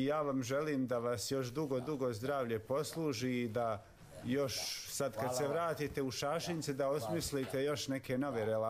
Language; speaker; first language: Serbian; native; Serbian